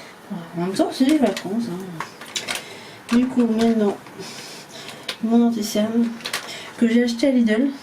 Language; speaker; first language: French; native; French